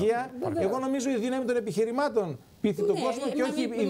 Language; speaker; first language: Greek; native; Greek